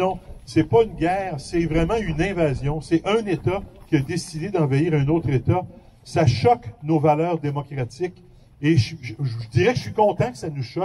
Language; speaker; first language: French; native; French